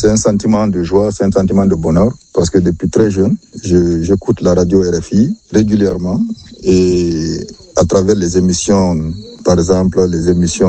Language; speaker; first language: French; non-native, local second language; Fula